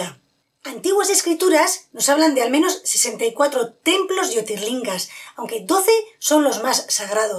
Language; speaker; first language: Spanish; native; Spanish